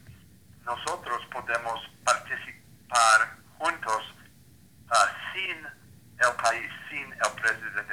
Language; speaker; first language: Spanish; non-native, learner; English